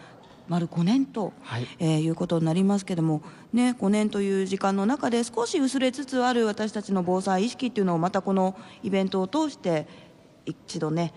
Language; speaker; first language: Japanese; native; Japanese